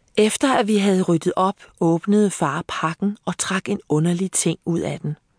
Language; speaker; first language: Danish; native; Danish